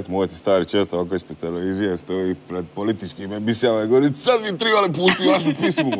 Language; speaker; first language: Bosnian; native; Bosnian